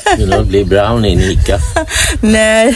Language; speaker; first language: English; non-native, learner; Swedish